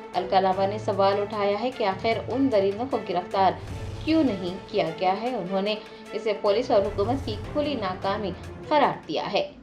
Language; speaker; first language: Urdu; native; Urdu